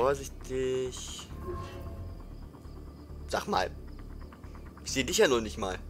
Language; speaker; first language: German; native; German